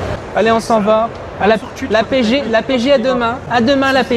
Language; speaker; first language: French; native; French